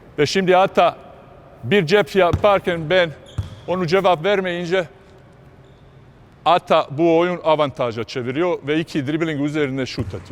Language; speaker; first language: Turkish; non-native, fluent; Bosnian